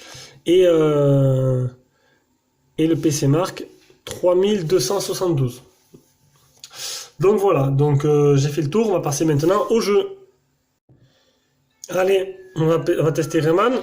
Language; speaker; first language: French; native; French